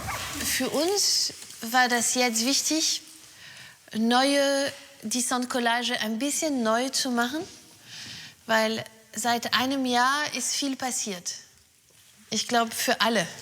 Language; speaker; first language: German; non-native, fluent; French